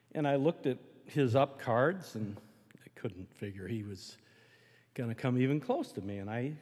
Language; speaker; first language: English; native; English